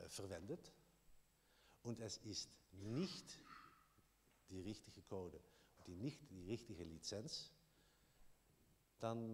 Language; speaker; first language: German; non-native, learner; Dutch